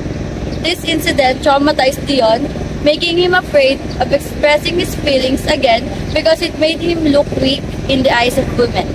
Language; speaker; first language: English; non-native, local second language; Filipino